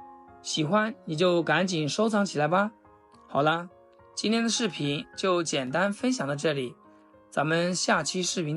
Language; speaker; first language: Chinese; native; Chinese